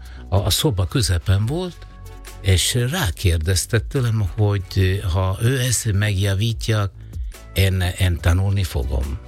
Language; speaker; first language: Hungarian; non-native, learner; Italian